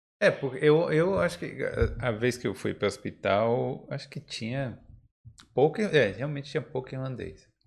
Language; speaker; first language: Portuguese; native; Portuguese